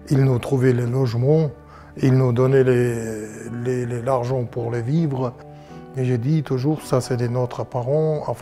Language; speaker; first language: French; non-native, learner; Chechen